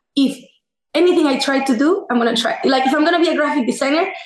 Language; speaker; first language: English; non-native, fluent; Spanish